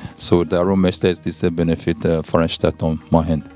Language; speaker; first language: German; non-native, learner; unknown